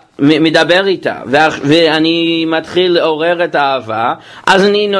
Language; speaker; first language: Hebrew; non-native, fluent; English